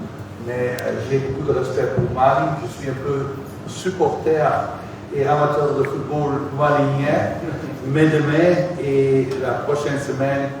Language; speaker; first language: French; non-native, fluent; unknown